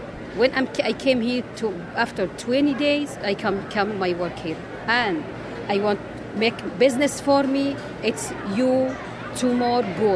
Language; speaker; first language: English; non-native, learner; Arabic